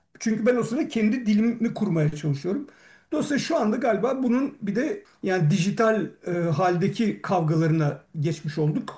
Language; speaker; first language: Turkish; native; Turkish